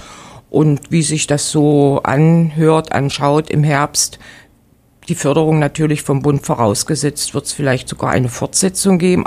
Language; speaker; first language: German; native; German